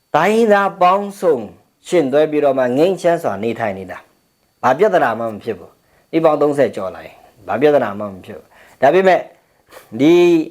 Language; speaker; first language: Burmese; non-native, local second language; Pa'o Karen